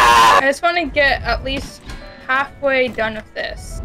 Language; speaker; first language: English; native; English